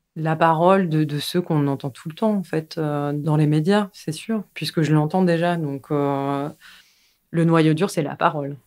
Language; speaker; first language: French; native; French